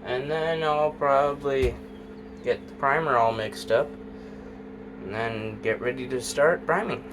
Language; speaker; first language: English; native; English